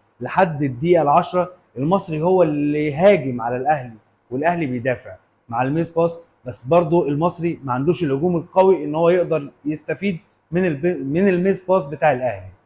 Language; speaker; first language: Arabic; native; Arabic